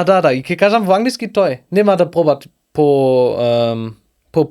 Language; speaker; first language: Macedonian; non-native, learner; German